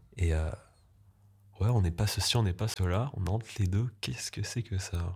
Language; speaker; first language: French; early bilingual, other home language; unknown